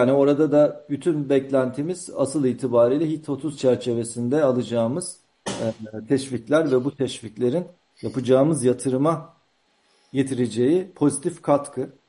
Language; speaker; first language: Turkish; native; Turkish